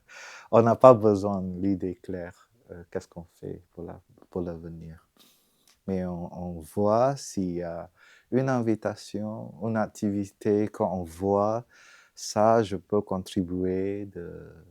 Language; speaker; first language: French; non-native, fluent; Vietnamese